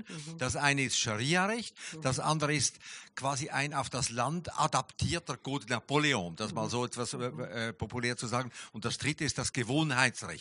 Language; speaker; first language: German; native; German